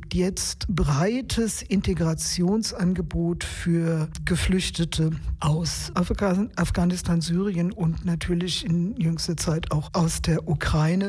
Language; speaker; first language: German; native; German